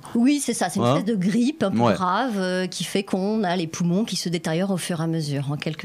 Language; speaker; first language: French; native; French